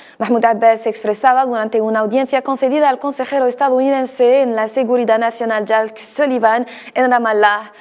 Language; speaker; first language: Spanish; non-native, fluent; Arabic